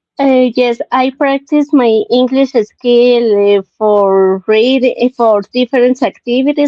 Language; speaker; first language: English; non-native, learner; Spanish